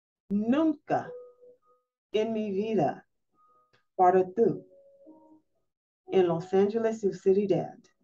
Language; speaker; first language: Spanish; non-native, learner; English